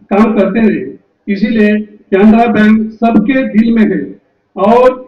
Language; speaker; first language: Hindi; non-native, local second language; Marathi